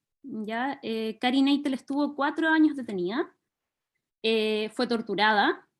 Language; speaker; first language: Spanish; native; Spanish